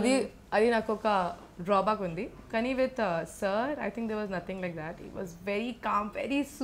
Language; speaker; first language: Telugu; non-native, learner; Malayalam